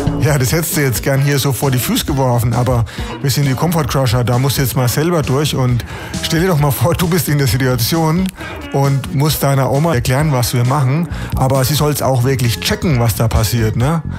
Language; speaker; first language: German; native; German